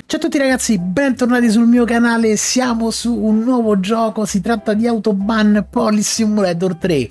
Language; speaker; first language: Italian; native; Italian